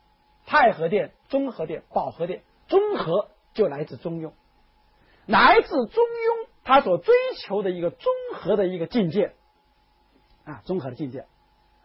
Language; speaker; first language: Chinese; native; Chinese